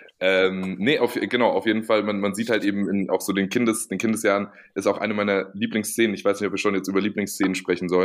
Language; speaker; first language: German; native; German